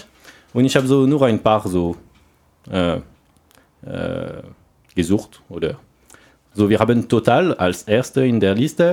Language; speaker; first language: German; non-native, learner; French